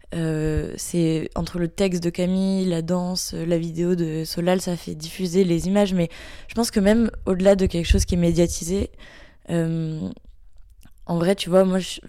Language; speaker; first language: French; native; French